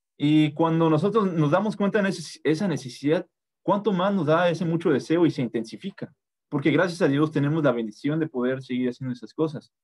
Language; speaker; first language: Spanish; native; Spanish